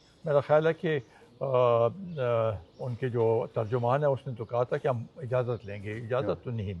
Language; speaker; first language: Urdu; non-native, local second language; Pashto